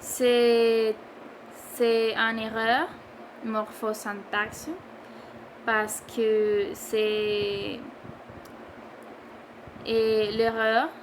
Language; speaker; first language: French; non-native, learner; Spanish